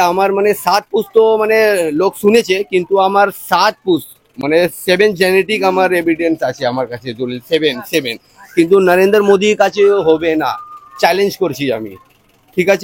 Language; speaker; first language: Bangla; non-native, local second language; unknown